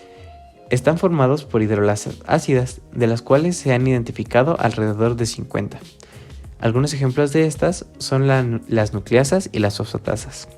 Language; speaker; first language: Spanish; native; Spanish